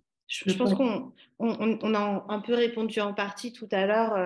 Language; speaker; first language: French; native; French